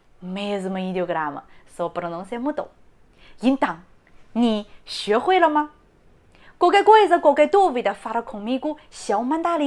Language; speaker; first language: Portuguese; non-native, learner; Chinese